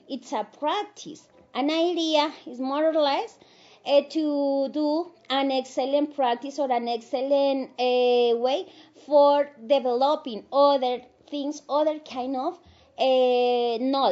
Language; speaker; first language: English; non-native, fluent; Spanish